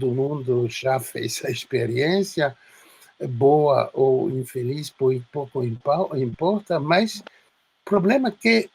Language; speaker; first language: Portuguese; non-native, fluent; French